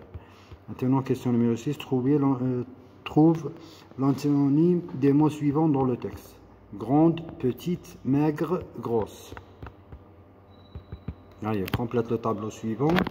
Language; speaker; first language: French; non-native, local second language; Arabic